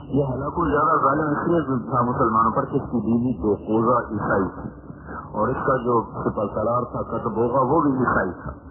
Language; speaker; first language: Urdu; non-native, local second language; Punjabi